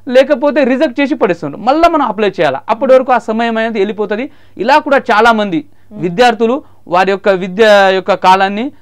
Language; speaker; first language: Telugu; non-native, local second language; Marathi